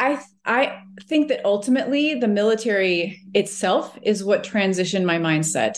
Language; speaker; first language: English; native; English